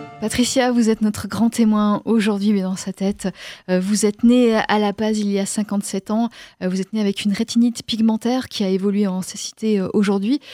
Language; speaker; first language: French; native; French